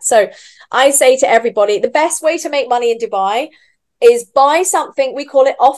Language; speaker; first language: English; native; English